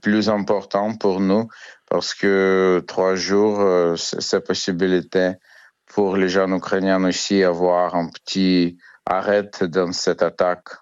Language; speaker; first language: French; non-native, learner; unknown